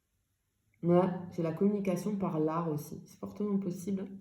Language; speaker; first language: French; native; French